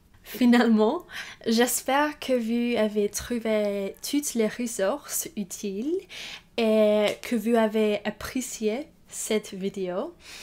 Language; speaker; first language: French; non-native, learner; English